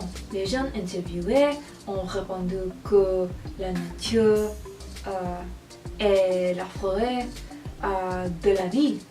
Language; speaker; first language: French; non-native, learner; English